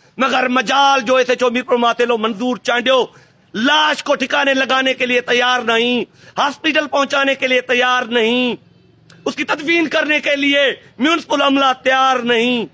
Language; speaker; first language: Urdu; non-native, local second language; Sindhi